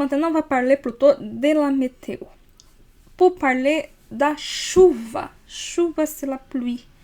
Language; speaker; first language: French; non-native, fluent; Portuguese